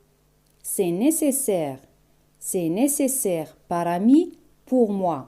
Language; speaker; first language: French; non-native, fluent; Spanish